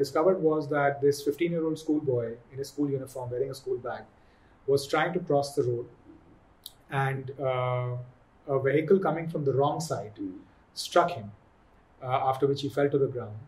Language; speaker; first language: English; non-native, local second language; Hindi